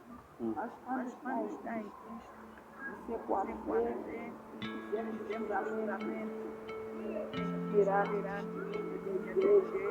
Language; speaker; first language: Portuguese; non-native, local second language; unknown